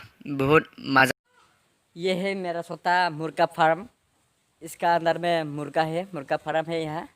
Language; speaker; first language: Hindi; non-native, local second language; Bodo